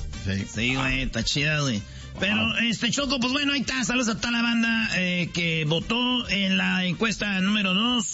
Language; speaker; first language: Spanish; native; Spanish